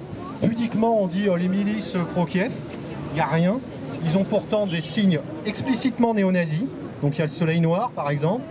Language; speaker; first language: French; native; French